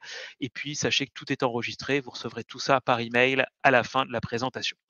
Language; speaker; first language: French; native; French